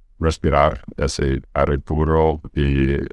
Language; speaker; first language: Spanish; non-native, fluent; English